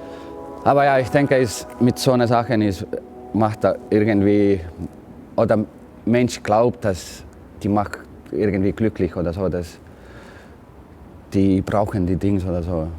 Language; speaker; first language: German; non-native, learner; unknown